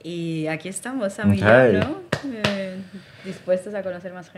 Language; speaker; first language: Spanish; early bilingual, heritage; Spanish